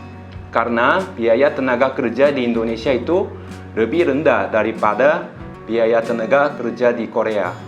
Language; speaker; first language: Indonesian; non-native, fluent; Korean